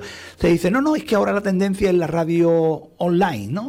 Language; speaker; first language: Spanish; native; Spanish